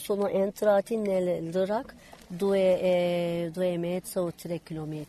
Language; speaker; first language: Italian; non-native, learner; Kurdish